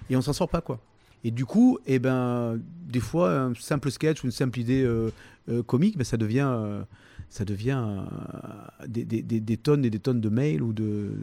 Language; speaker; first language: French; native; French